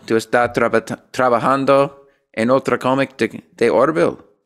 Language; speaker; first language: Spanish; non-native, learner; English